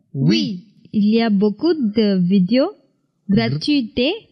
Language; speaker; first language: French; non-native, learner; Tamil